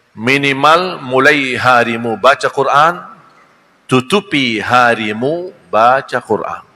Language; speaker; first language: Malay; non-native, fluent; Arabic